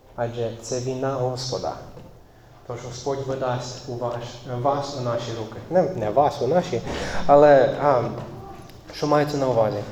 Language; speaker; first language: Ukrainian; non-native, fluent; English